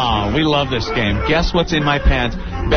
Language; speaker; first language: English; native; English